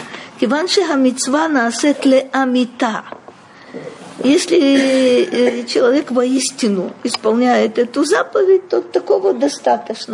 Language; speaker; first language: Russian; native; Russian